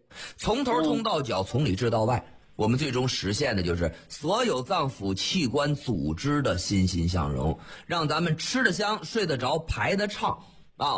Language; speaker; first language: Chinese; native; Chinese